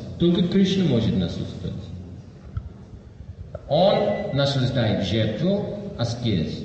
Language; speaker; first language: Russian; non-native, fluent; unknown